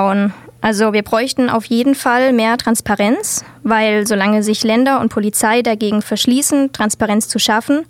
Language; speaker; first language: German; native; German